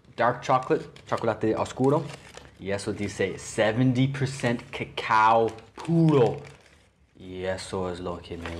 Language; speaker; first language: Spanish; non-native, learner; English